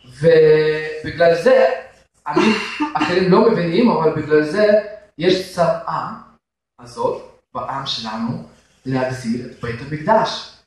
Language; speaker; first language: Hebrew; non-native, fluent; Russian